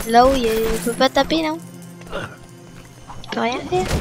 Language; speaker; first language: French; native; French